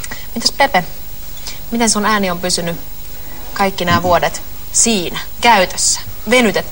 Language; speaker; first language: Finnish; native; Finnish